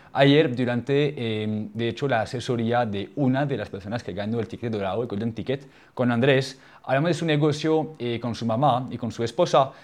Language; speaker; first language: Spanish; non-native, fluent; French